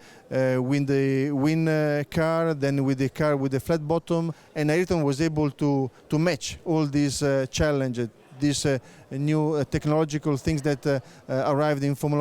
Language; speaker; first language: English; non-native, fluent; Italian